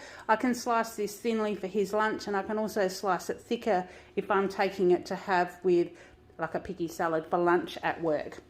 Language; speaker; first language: English; native; English